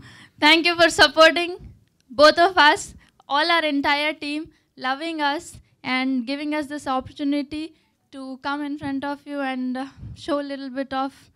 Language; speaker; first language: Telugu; non-native, learner; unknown